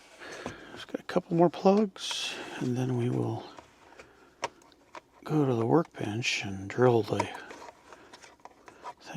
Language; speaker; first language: English; native; English